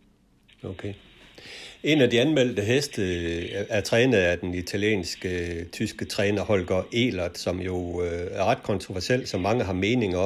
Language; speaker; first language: Danish; native; Danish